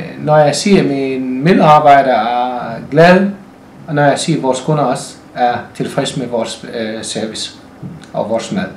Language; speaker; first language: Danish; non-native, fluent; Arabic